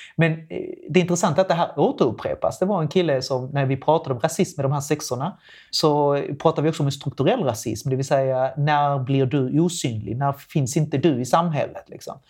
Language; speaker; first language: Swedish; non-native, fluent; Spanish